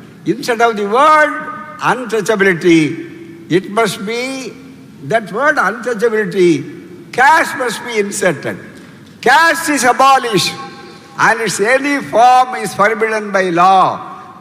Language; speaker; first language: English; non-native, local second language; Tamil